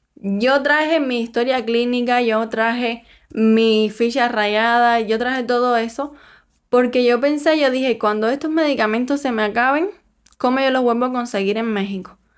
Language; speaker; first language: Spanish; native; Spanish